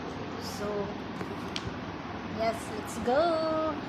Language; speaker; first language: English; non-native, learner; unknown